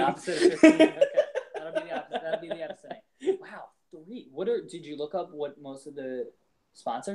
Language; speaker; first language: English; native; English